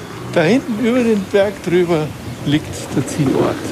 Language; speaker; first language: German; native; German